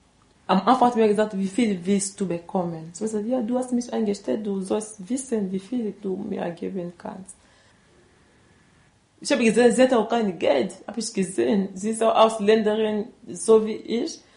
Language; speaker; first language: German; non-native, learner; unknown